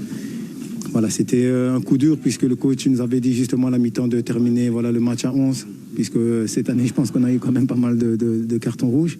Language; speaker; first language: French; native; French